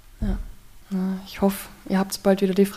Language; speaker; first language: German; native; German